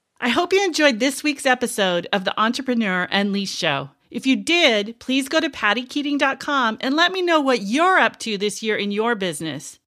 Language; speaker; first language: English; native; English